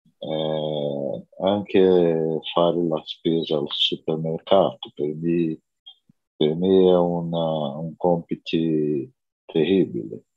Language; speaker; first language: Italian; non-native, learner; Portuguese